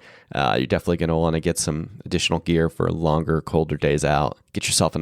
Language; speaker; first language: English; native; English